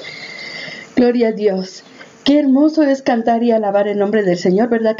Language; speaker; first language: Spanish; native; Spanish